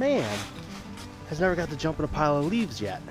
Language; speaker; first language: English; native; English